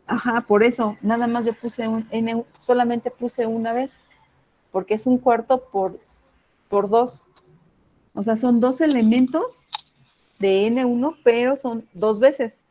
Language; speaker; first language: Spanish; native; Spanish